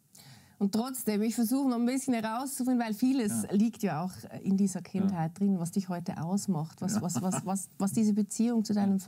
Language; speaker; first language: German; native; German